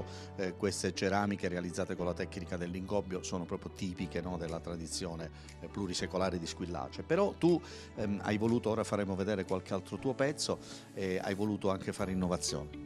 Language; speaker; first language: Italian; native; Italian